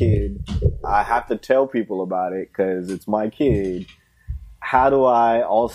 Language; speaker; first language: English; native; English